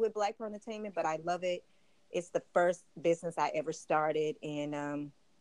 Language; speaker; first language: English; native; English